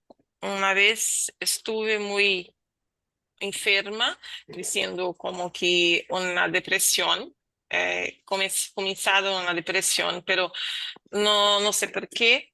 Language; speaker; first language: Spanish; non-native, learner; Portuguese